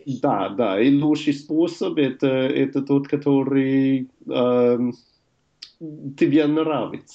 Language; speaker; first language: Russian; non-native, learner; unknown